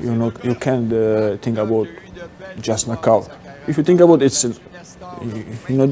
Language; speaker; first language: English; non-native, learner; Russian